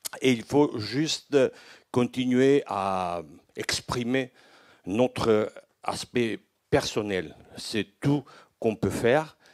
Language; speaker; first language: French; non-native, fluent; Greek